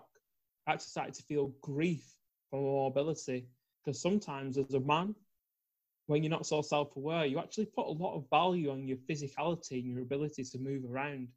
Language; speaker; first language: English; native; English